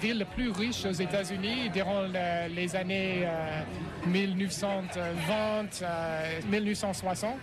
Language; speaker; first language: French; non-native, fluent; English